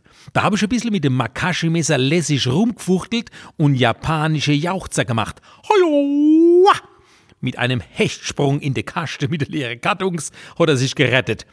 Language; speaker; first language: German; native; German